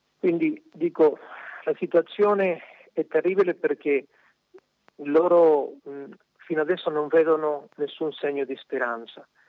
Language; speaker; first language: Italian; non-native, fluent; Spanish